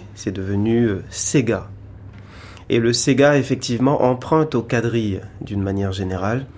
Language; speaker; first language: French; native; French